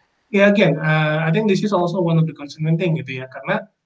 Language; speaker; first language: English; non-native, fluent; Indonesian